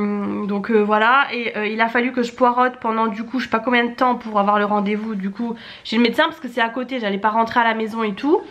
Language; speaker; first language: French; native; French